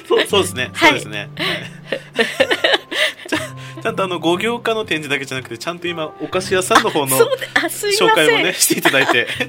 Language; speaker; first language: Japanese; native; Japanese